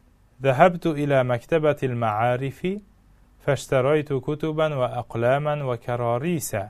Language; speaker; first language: Arabic; non-native, fluent; Uzbek